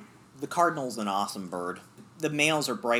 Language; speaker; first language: English; native; English